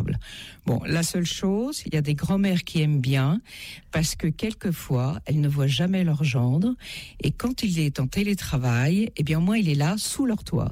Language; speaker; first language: French; native; French